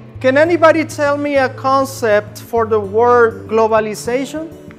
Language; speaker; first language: English; non-native, fluent; Spanish